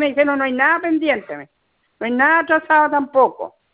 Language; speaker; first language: Spanish; native; Spanish